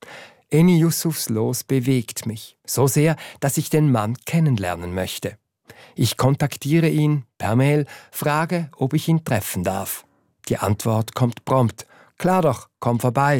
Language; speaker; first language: German; native; German